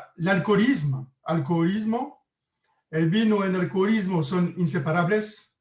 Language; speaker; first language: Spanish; non-native, learner; French